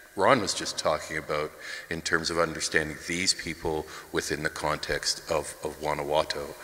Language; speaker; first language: English; native; English